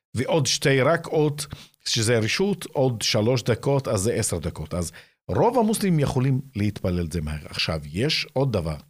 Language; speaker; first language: Hebrew; non-native, local second language; Arabic